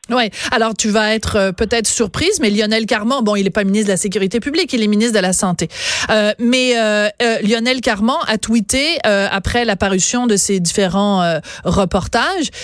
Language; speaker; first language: French; native; French